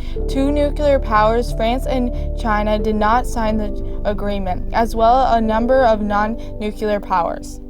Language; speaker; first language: English; native; English